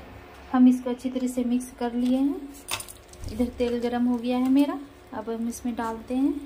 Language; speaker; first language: Hindi; native; Hindi